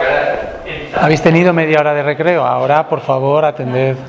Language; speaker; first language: Spanish; native; Spanish